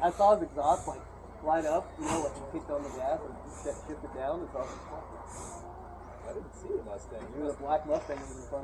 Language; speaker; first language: English; native; English